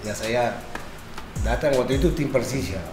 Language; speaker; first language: Indonesian; non-native, learner; Spanish